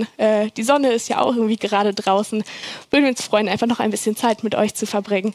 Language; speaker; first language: German; native; German